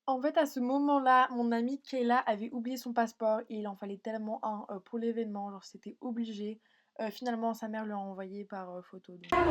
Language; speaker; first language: French; native; French